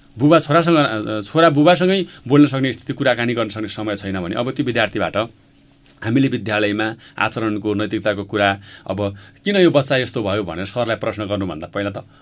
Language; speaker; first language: Nepali; native; Nepali